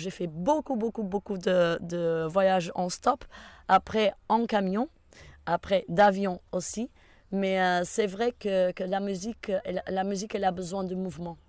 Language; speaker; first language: French; non-native, fluent; Portuguese